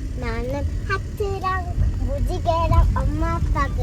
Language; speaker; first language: Korean; early bilingual, heritage; Korean